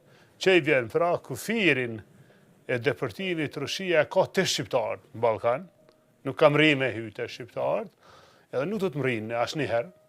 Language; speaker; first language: Albanian; native; Albanian